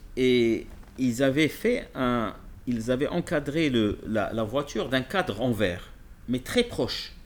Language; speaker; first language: French; non-native, local second language; Arabic